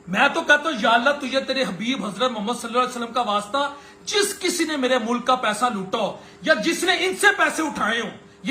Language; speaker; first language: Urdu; non-native, local second language; Punjabi